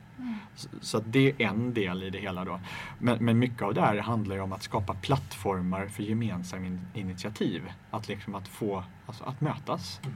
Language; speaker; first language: Swedish; native; Swedish